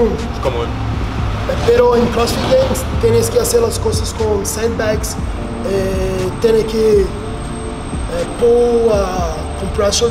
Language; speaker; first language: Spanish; non-native, learner; Portuguese